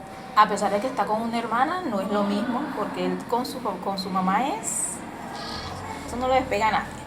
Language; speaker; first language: Spanish; native; Spanish